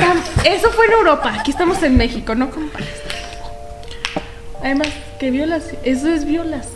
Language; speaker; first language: Spanish; native; Spanish